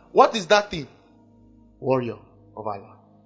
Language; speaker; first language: English; non-native, local second language; Igbo